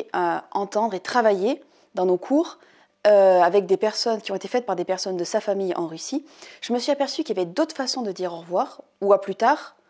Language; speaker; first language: French; native; French